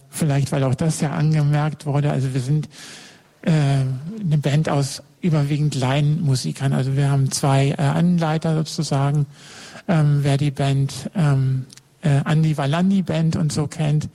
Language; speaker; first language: German; native; German